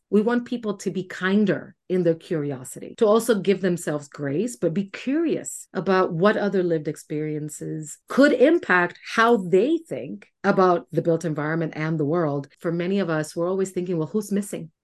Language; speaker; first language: English; non-native, fluent; Spanish